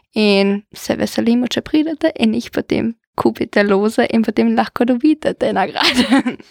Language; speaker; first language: Slovenian; non-native, local second language; German